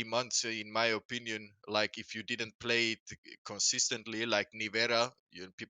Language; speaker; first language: English; non-native, fluent; Swedish